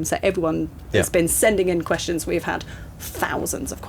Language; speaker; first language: English; native; English